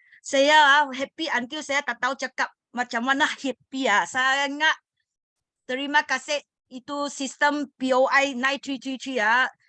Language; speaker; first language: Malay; non-native, learner; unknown